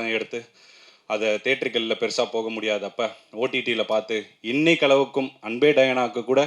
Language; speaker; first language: Tamil; native; Tamil